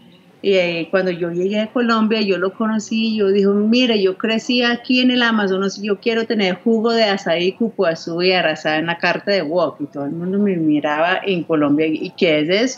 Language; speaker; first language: Spanish; non-native, fluent; English